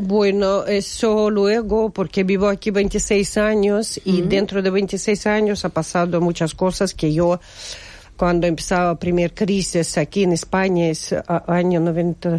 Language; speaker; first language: Spanish; non-native, fluent; Russian